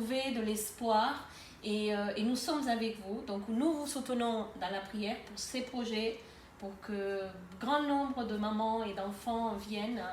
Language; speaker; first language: French; native; French